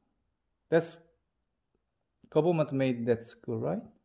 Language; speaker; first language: English; non-native, learner; Korean